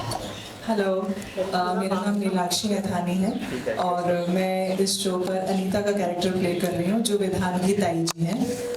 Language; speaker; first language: Hindi; native; Hindi